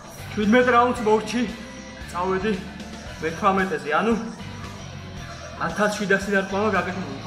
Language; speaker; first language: Georgian; native; Georgian